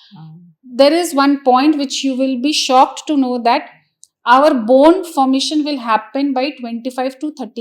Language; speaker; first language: English; non-native, local second language; Hindi